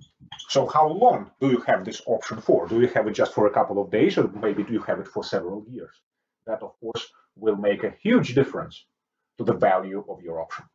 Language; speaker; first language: English; non-native, fluent; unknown